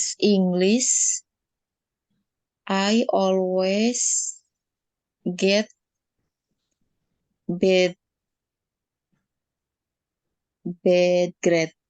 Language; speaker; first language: English; non-native, learner; Indonesian